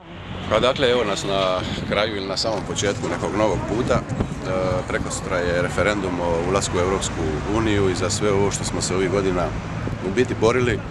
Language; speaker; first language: Croatian; native; Croatian